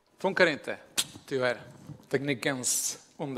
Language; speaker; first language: Swedish; non-native, fluent; Spanish